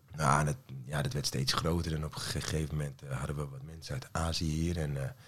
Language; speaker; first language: Dutch; native; Dutch